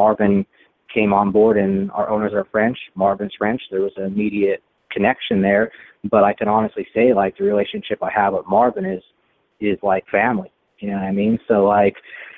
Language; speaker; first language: English; native; English